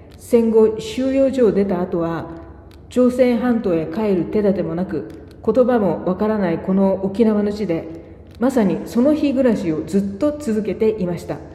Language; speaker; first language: Japanese; native; Japanese